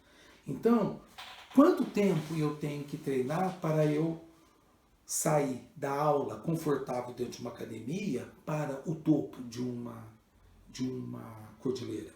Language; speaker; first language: Portuguese; native; Portuguese